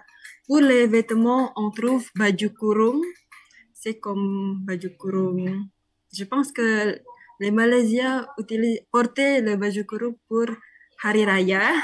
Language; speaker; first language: French; non-native, learner; Indonesian